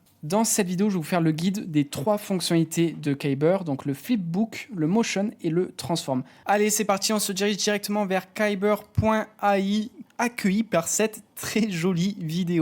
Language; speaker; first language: French; native; French